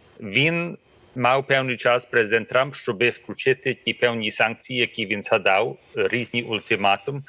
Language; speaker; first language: Ukrainian; early bilingual, heritage; Ukrainian